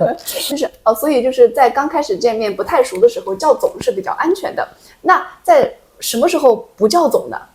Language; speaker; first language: Chinese; native; Chinese